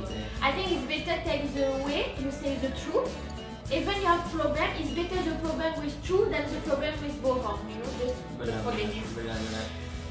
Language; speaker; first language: English; non-native, learner; French